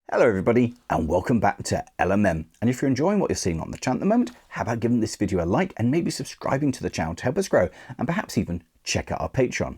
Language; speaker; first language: English; native; English